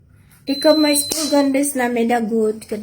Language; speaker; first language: Dutch; non-native, learner; Filipino